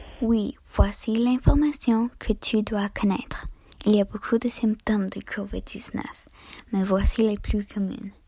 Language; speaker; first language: French; non-native, learner; English